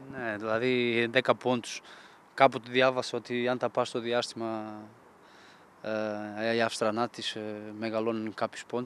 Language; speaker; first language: Greek; non-native, fluent; Portuguese